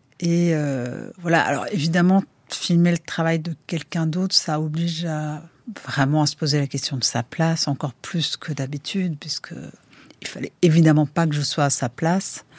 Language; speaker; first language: French; native; French